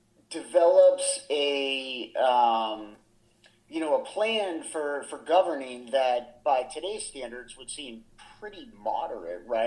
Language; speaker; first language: English; native; English